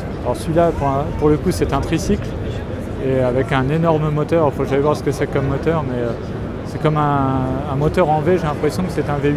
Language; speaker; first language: French; native; French